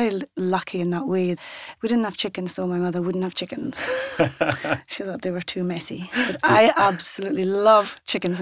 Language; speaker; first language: English; non-native, local second language; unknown